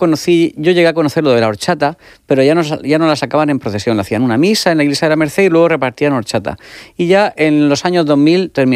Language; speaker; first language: Spanish; native; Spanish